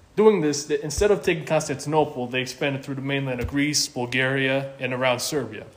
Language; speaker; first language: English; native; English